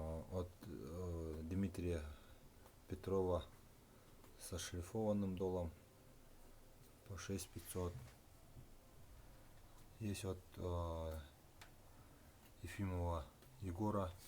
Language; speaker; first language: Russian; native; Russian